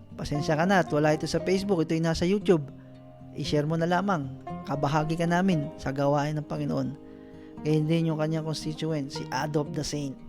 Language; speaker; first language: Filipino; native; Filipino